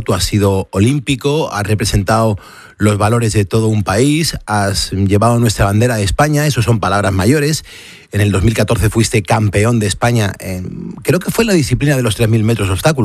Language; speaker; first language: Spanish; native; Spanish